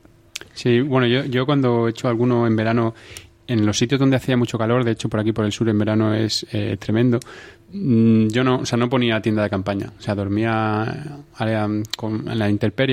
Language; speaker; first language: Spanish; native; Spanish